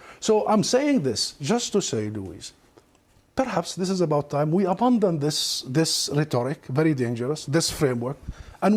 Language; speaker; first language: English; non-native, fluent; Arabic